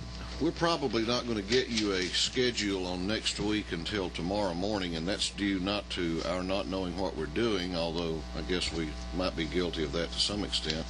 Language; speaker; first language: English; native; English